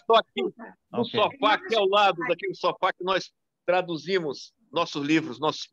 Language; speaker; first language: Portuguese; native; Portuguese